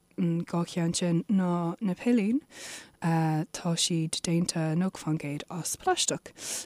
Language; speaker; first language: Irish; non-native, local second language; English